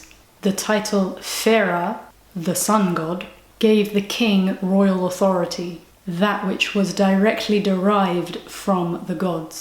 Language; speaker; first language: English; native; English